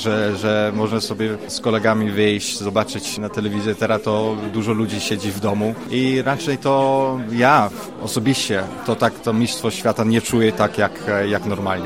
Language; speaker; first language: Polish; early bilingual, heritage; Polish